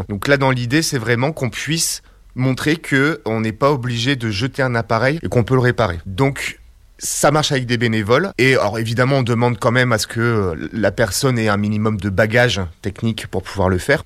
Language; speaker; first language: French; native; French